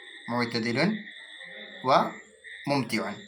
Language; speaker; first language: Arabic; non-native, learner; Malayalam